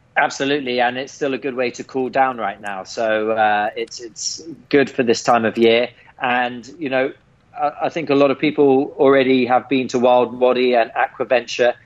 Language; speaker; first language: English; native; English